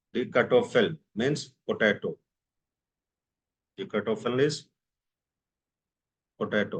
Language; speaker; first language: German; non-native, fluent; Hindi